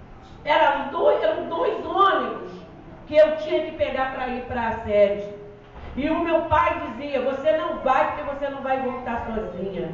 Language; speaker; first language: Portuguese; native; Portuguese